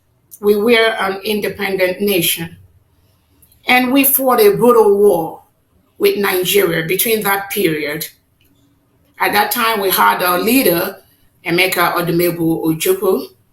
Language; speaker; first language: English; non-native, local second language; Igbo